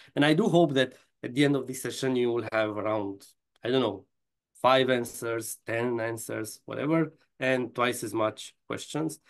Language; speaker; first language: English; non-native, fluent; Romanian